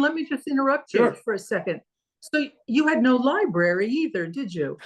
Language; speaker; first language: English; native; English